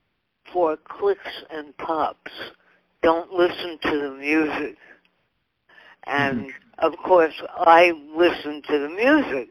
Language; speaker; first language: English; native; English